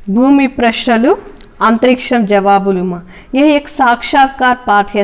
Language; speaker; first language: Hindi; non-native, local second language; Telugu